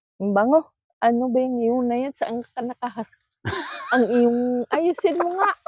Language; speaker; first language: Filipino; non-native, local second language; Cebuano